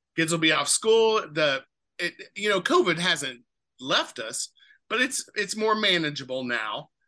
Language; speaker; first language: English; native; English